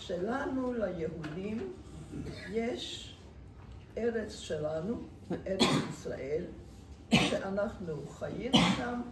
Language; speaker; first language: Hebrew; non-native, fluent; Hungarian